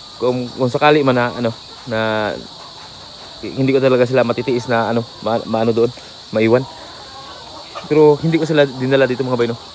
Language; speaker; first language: Filipino; non-native, local second language; Cebuano